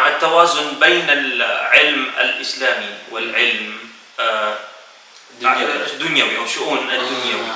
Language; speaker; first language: Arabic; non-native, fluent; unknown